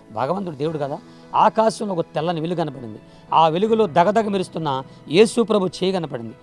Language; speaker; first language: Telugu; non-native, local second language; Koya